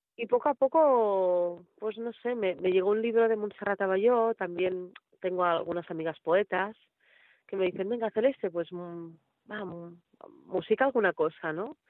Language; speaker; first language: Spanish; native; Spanish